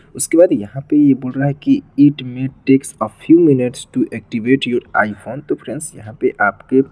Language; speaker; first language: Hindi; native; Hindi